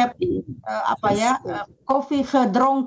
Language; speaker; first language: Dutch; non-native, fluent; Indonesian